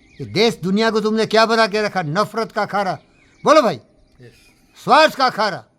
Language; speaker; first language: Hindi; non-native, local second language; Bangla